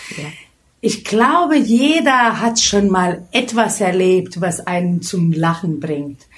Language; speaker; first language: German; non-native, fluent; Lithuanian